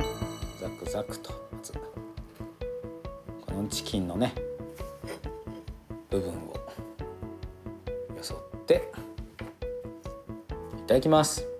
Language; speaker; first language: Japanese; native; Japanese